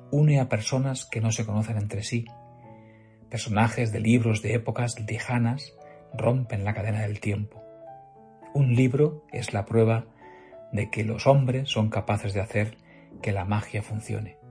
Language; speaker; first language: Spanish; native; Spanish